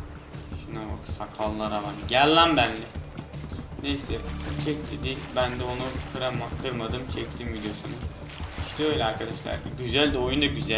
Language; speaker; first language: Turkish; native; Turkish